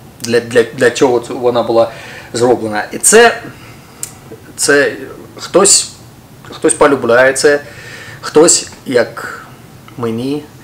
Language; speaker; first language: Ukrainian; non-native, local second language; Russian